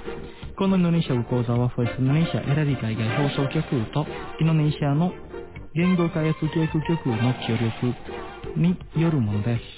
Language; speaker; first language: Japanese; non-native, fluent; Indonesian